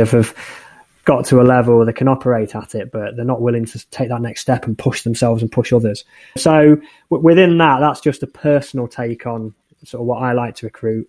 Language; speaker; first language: English; native; English